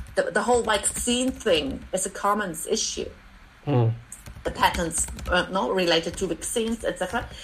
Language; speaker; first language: English; non-native, fluent; German